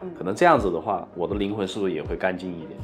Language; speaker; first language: Chinese; native; Chinese